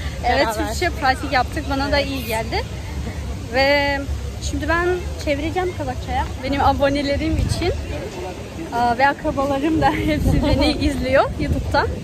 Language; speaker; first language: Turkish; non-native, learner; Kazakh